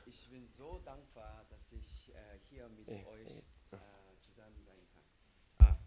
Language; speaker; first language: German; non-native, fluent; Korean